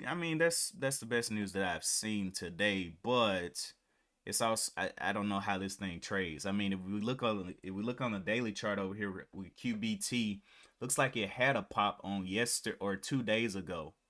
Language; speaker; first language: English; native; English